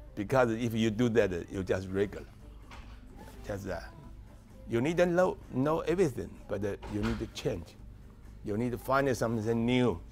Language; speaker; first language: English; non-native, learner; Chinese